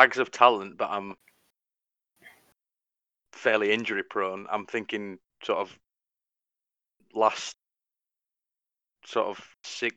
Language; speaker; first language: English; native; English